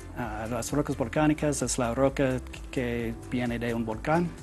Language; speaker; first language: Spanish; non-native, learner; English